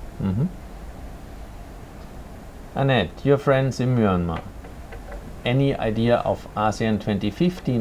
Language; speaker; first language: English; non-native, fluent; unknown